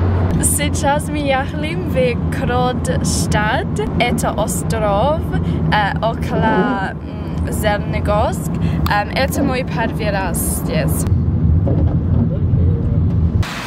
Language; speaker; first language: Russian; non-native, learner; English